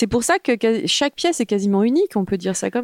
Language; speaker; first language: French; native; French